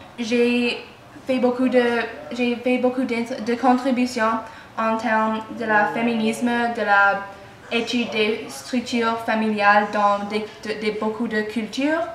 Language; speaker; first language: French; non-native, learner; English